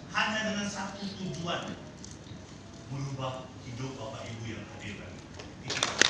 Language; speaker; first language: Indonesian; non-native, fluent; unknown